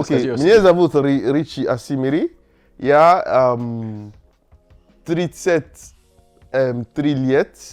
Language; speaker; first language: Russian; non-native, learner; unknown